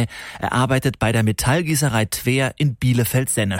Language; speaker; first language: German; native; German